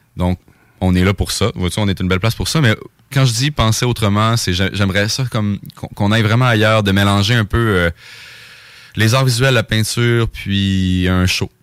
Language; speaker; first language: French; native; French